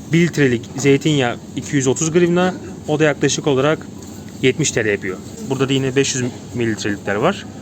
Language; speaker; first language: Turkish; native; Turkish